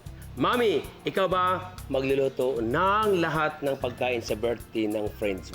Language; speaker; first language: Filipino; native; Filipino